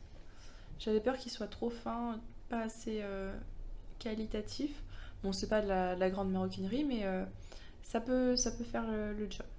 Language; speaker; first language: French; native; French